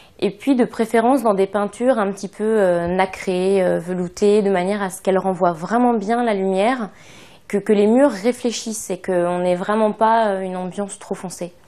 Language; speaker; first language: French; native; French